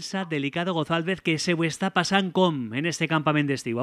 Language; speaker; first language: Catalan; native; Catalan